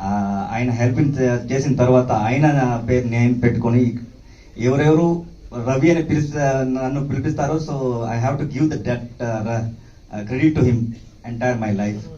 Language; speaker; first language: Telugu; non-native, learner; Kannada